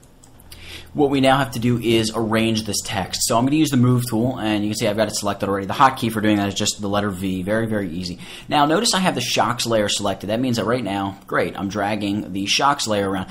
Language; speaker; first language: English; native; English